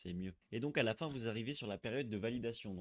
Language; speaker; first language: French; native; French